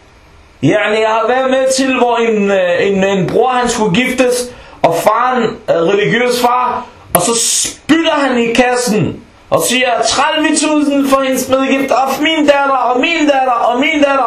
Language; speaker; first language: Danish; non-native, local second language; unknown